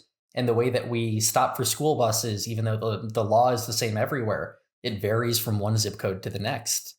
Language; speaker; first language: English; native; English